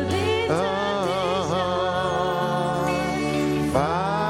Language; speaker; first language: German; native; German